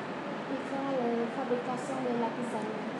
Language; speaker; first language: French; non-native, learner; Khmer